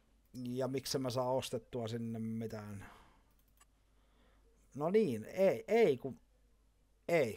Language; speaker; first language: Finnish; native; Finnish